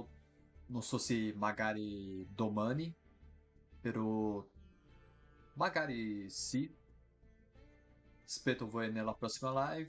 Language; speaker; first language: Italian; non-native, learner; Portuguese